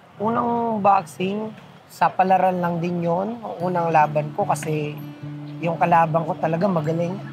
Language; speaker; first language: Filipino; non-native, local second language; Bikol